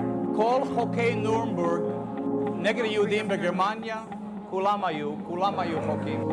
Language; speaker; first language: Hebrew; non-native, fluent; English